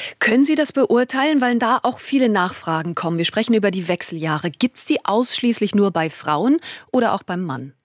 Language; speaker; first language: German; native; German